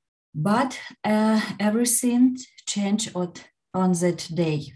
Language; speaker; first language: English; non-native, learner; Ukrainian